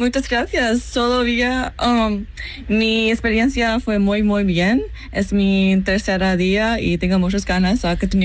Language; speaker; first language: Spanish; non-native, learner; English